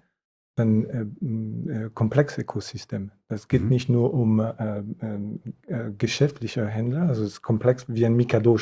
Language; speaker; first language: German; non-native, fluent; French